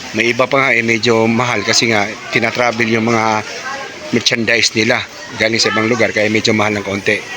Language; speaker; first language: Filipino; non-native, local second language; Cebuano